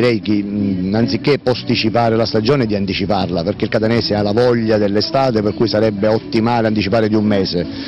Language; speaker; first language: Italian; native; Italian